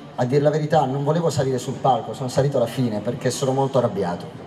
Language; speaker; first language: Italian; native; Italian